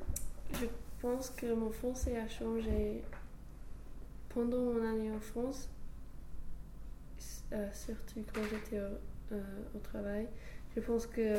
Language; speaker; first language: French; non-native, fluent; English